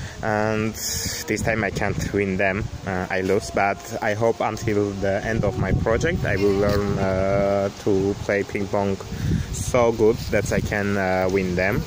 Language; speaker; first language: English; non-native, learner; Armenian